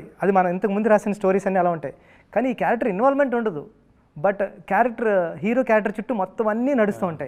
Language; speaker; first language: Telugu; native; Telugu